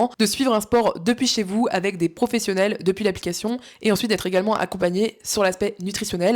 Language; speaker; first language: French; native; French